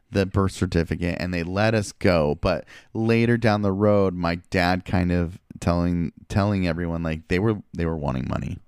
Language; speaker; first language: English; early bilingual, other home language; Spanish